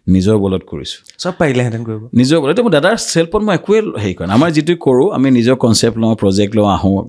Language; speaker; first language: Assamese; native; Assamese